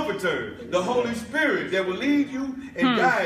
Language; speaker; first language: English; native; English